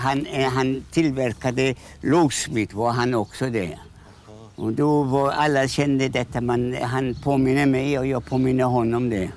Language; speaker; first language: Swedish; non-native, fluent; Polish